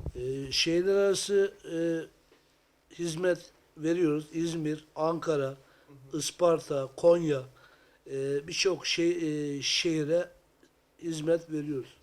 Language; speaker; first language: Turkish; native; Turkish